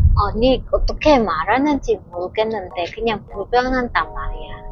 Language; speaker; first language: Korean; non-native, learner; Vietnamese